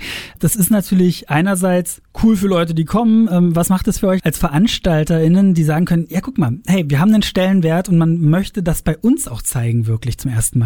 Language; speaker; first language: German; native; German